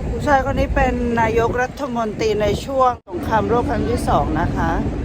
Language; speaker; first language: Thai; native; Thai